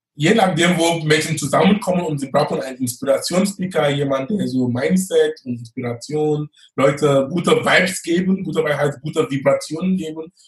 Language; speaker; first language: German; non-native, fluent; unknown